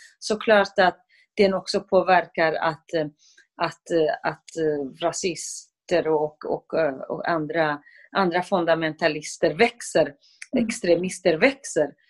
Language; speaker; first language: Swedish; non-native, fluent; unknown